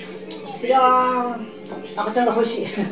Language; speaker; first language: Japanese; non-native, learner; Filipino